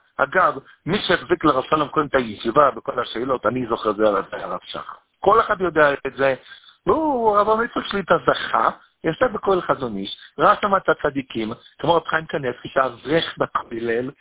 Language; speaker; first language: Hebrew; native; Hebrew